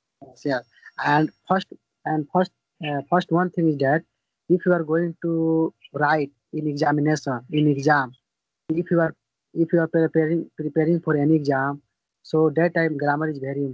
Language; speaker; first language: English; non-native, learner; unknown